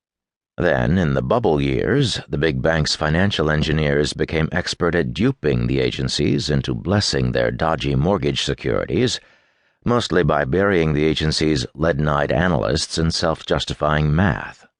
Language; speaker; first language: English; native; English